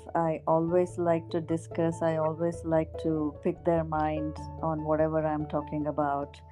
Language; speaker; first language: English; non-native, local second language; Kannada